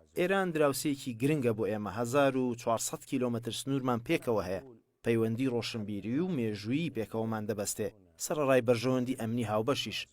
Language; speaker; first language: Central Kurdish; native; Central Kurdish